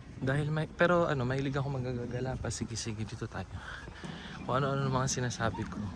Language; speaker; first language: Filipino; native; Filipino